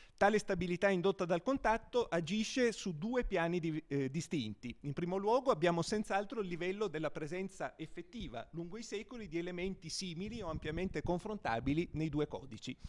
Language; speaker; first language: Italian; native; Italian